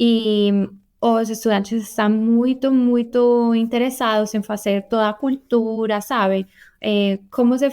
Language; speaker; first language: Portuguese; non-native, fluent; Spanish